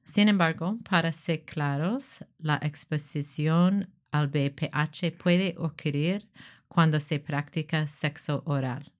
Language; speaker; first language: Spanish; non-native, learner; English